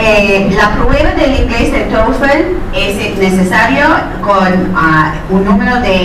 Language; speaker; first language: Spanish; non-native, fluent; English